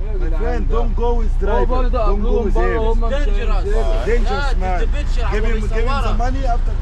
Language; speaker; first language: English; non-native, learner; Arabic